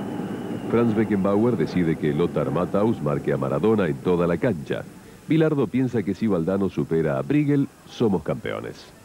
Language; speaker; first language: Spanish; native; Spanish